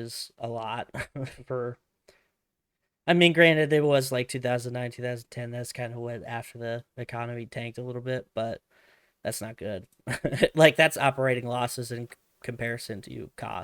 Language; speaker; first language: English; native; English